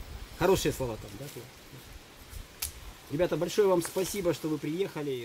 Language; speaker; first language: Russian; native; Russian